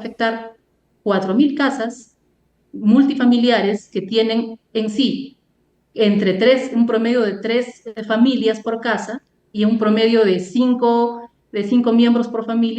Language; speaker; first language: Spanish; native; Spanish